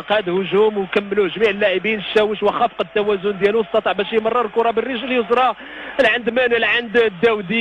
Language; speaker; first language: Arabic; native; Arabic